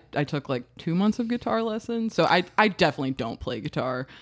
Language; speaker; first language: English; native; English